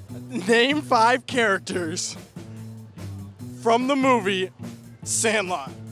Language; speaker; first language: English; native; English